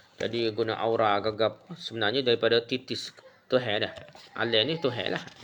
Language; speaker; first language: Malay; native; Malay